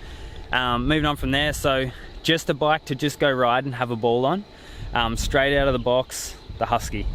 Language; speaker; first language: English; native; English